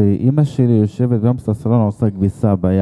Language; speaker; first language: Hebrew; non-native, fluent; Arabic